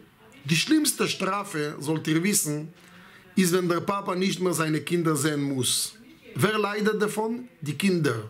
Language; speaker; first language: German; non-native, fluent; Hebrew